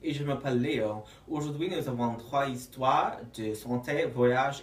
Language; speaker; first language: French; non-native, learner; English